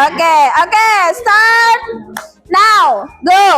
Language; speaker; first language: English; non-native, fluent; Indonesian